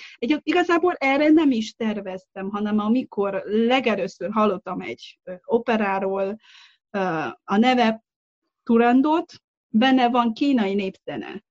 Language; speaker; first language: Hungarian; non-native, fluent; Chinese